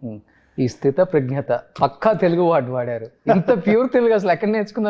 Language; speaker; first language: Telugu; native; Telugu